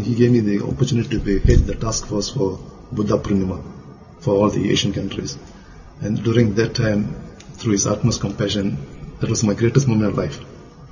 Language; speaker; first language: English; non-native, local second language; Tamil